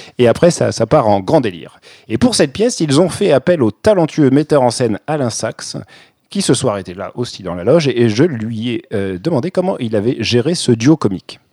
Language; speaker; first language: French; native; French